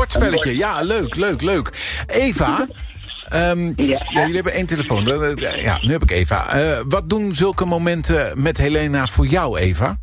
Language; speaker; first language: Dutch; native; Dutch